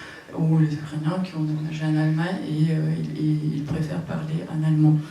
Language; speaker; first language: French; non-native, fluent; Russian